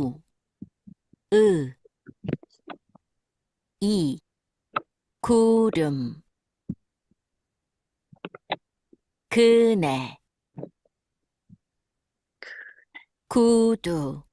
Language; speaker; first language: Korean; non-native, learner; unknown